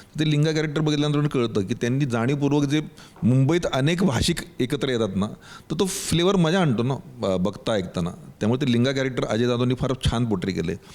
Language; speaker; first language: Marathi; native; Marathi